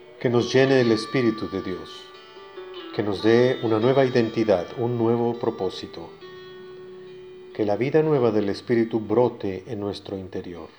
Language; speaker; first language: Spanish; native; Spanish